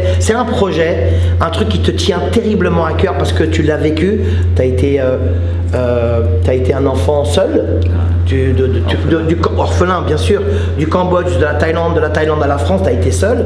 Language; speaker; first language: French; native; French